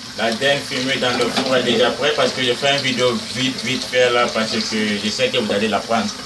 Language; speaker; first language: French; non-native, local second language; Susu